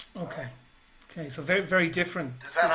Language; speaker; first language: English; native; English